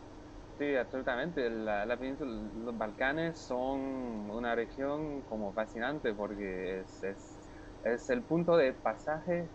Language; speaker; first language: Spanish; non-native, fluent; French